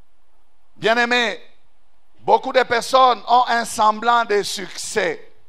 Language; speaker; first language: French; non-native, local second language; Swahili